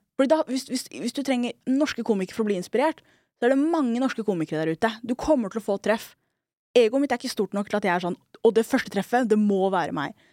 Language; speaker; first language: Norwegian; early bilingual, other home language; Somali